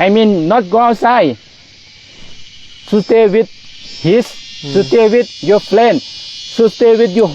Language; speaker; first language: English; non-native, learner; Thai